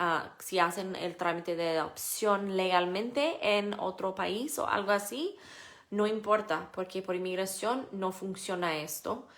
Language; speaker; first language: Spanish; non-native, fluent; English